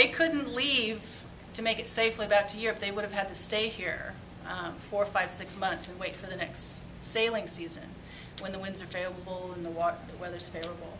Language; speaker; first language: English; native; English